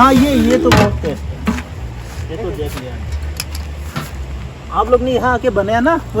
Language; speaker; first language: Hindi; non-native, local second language; Bodo